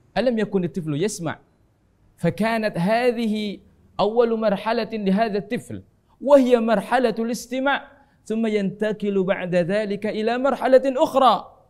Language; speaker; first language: Arabic; non-native, fluent; Indonesian